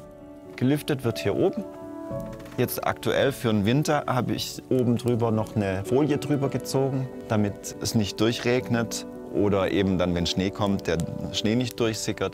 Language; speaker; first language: German; native; German